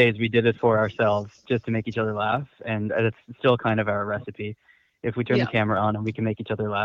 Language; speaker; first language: English; native; English